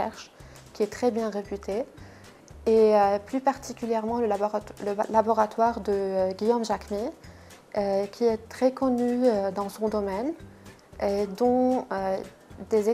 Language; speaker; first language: French; non-native, local second language; Arabic